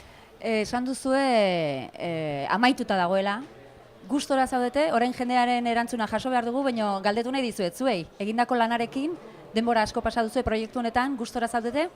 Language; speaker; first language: Basque; native; Basque